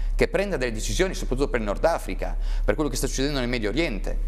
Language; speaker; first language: Italian; native; Italian